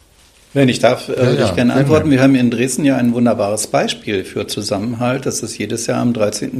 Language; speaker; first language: German; native; German